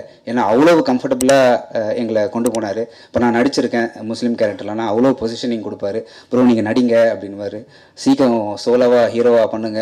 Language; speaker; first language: Tamil; native; Tamil